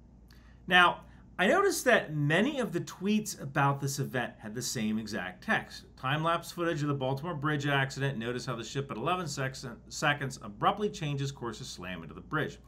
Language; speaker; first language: English; native; English